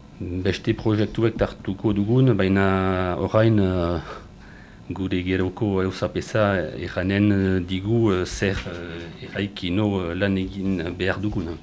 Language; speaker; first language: Basque; non-native, learner; French